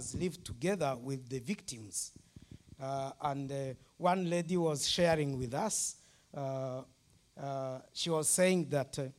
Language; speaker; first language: English; non-native, local second language; Kinyarwanda